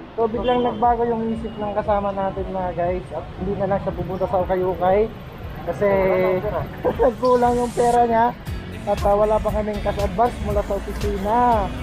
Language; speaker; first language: Filipino; non-native, local second language; Waray